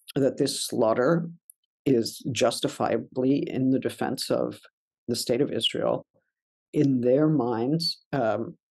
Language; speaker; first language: English; native; English